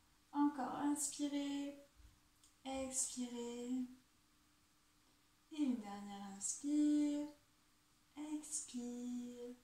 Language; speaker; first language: French; native; French